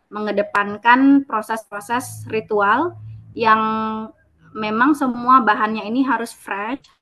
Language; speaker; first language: Indonesian; native; Indonesian